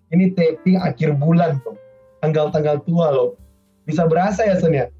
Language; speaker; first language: Indonesian; non-native, local second language; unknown